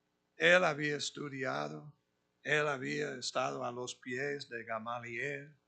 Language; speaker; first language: Spanish; non-native, fluent; English